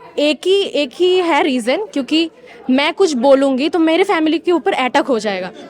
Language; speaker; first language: Hindi; non-native, fluent; Bangla